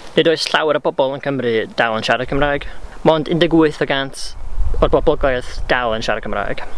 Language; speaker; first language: Welsh; non-native, local second language; English